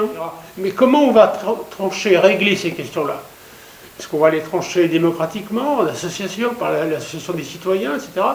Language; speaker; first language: French; native; French